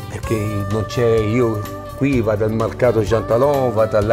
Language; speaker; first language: Italian; early bilingual, heritage; Italian